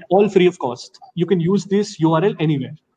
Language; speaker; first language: English; non-native, local second language; Hindi